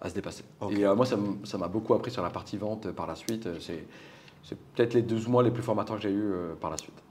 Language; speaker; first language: French; native; French